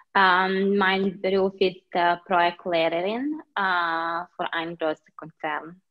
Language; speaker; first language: German; non-native, learner; Serbian